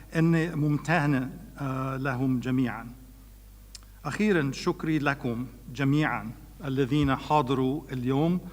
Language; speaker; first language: Arabic; non-native, learner; English